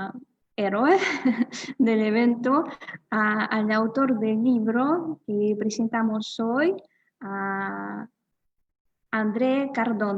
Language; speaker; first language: Spanish; non-native, fluent; Russian